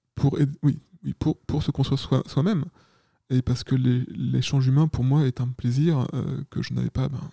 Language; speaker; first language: French; native; French